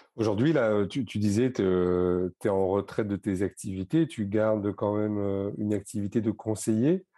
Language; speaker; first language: French; native; French